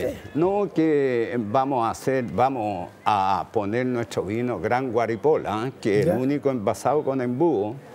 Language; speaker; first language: Spanish; native; Spanish